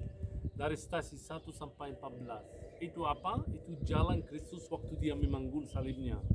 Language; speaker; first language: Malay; non-native, fluent; Arabic